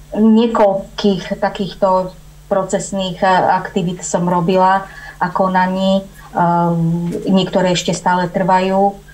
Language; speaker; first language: Slovak; native; Slovak